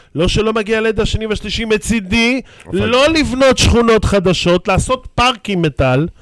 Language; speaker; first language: Hebrew; native; Hebrew